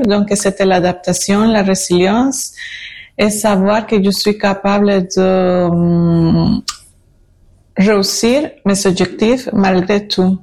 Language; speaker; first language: French; non-native, fluent; Spanish